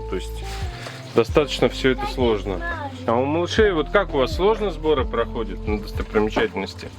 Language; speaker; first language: Russian; native; Russian